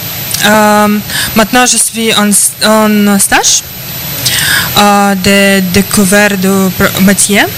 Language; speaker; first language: French; non-native, learner; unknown